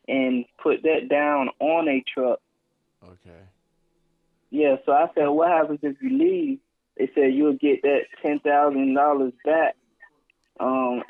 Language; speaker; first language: English; native; English